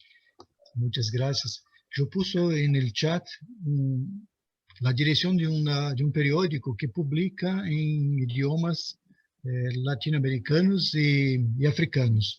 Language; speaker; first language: Spanish; non-native, fluent; Portuguese